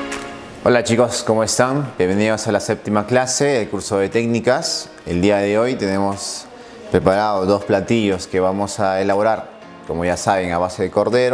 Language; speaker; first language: Spanish; native; Spanish